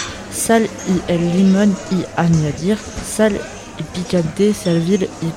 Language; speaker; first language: Spanish; non-native, learner; French